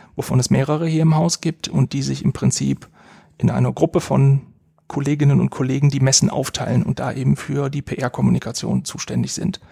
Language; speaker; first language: German; native; German